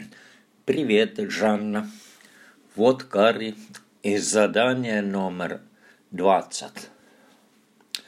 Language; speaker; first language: Russian; non-native, fluent; Finnish